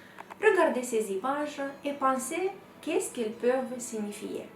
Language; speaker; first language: French; non-native, fluent; Romanian